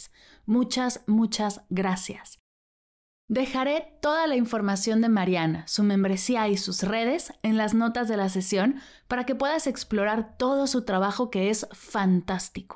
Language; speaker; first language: Spanish; native; Spanish